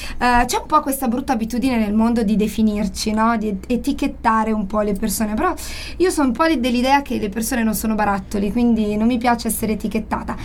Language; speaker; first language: Italian; native; Italian